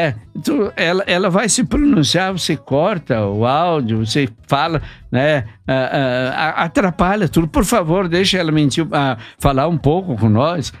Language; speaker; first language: Portuguese; native; Portuguese